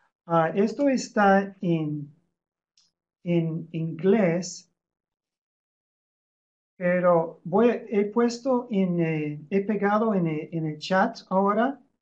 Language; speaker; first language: Spanish; non-native, fluent; English